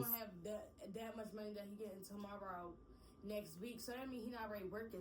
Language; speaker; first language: English; native; English